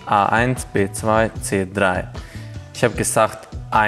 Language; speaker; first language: German; non-native, fluent; Hungarian